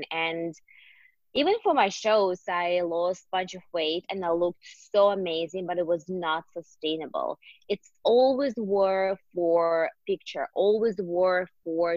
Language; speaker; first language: English; non-native, fluent; Russian